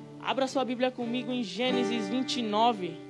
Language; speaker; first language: Portuguese; native; Portuguese